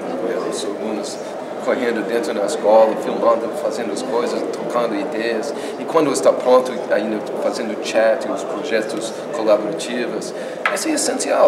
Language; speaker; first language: Portuguese; non-native, fluent; English